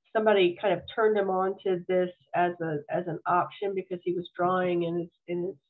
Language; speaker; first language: English; native; English